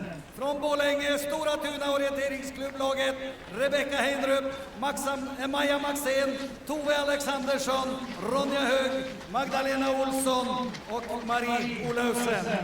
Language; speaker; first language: Swedish; native; Swedish